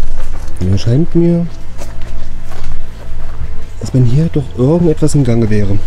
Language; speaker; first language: German; native; German